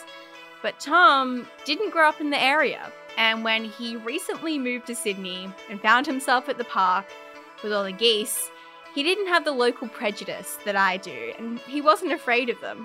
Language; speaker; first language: English; native; English